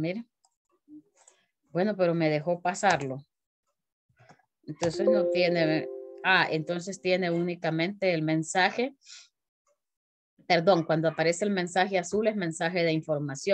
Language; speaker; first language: Spanish; native; Spanish